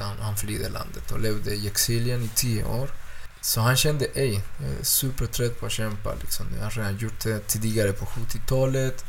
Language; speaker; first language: Swedish; non-native, fluent; Spanish